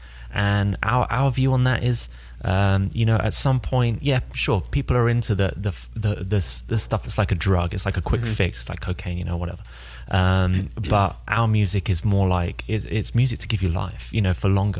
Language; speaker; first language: English; native; English